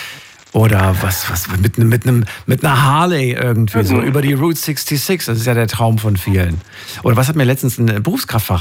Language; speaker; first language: German; native; German